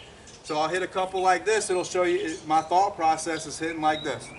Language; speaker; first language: English; native; English